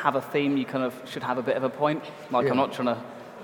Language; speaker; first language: English; native; English